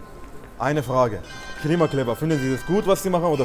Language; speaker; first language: German; non-native, fluent; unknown